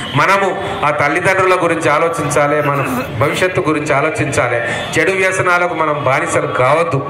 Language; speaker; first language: Telugu; non-native, local second language; Lambadi